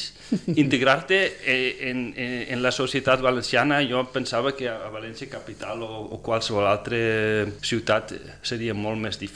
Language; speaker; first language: Catalan; non-native, fluent; Dutch